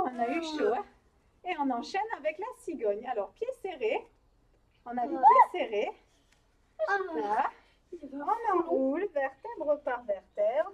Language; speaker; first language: French; native; French